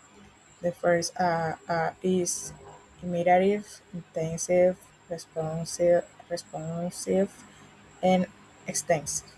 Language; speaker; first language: English; non-native, learner; Spanish